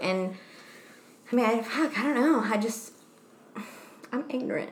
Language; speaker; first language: English; non-native, fluent; Spanish